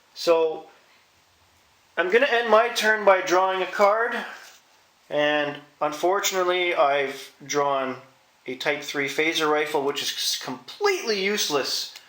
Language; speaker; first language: English; native; English